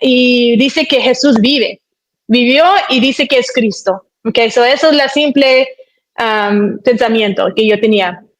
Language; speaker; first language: Spanish; early bilingual, heritage; Spanish